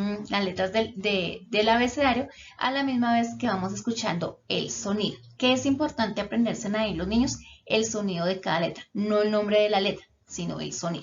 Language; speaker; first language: Spanish; native; Spanish